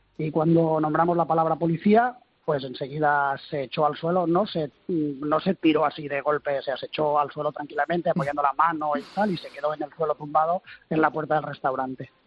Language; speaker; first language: Spanish; native; Spanish